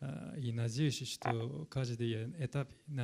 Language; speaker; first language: Russian; non-native, fluent; Japanese